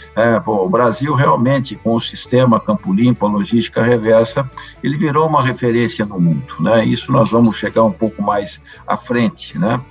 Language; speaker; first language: Portuguese; native; Portuguese